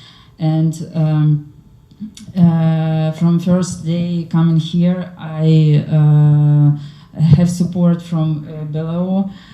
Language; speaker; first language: English; non-native, learner; Ukrainian